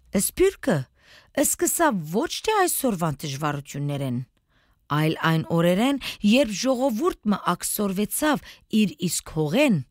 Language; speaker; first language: Armenian; native; Armenian